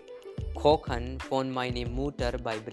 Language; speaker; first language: German; non-native, learner; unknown